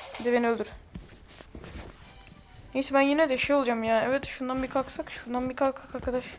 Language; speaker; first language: Turkish; native; Turkish